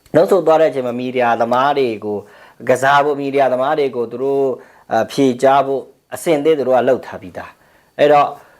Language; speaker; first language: Burmese; non-native, local second language; Pa'o Karen